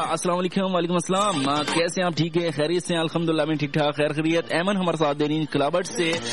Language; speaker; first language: Urdu; non-native, local second language; Pashto